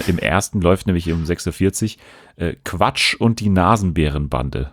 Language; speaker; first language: German; native; German